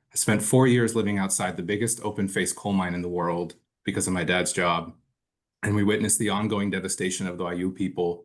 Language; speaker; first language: English; early bilingual, other home language; Spanish